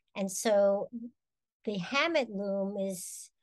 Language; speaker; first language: English; native; English